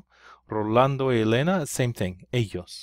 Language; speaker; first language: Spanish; non-native, fluent; English